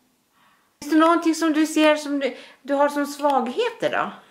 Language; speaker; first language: Swedish; native; Swedish